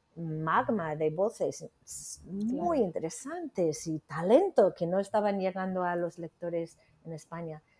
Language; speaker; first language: Spanish; non-native, fluent; English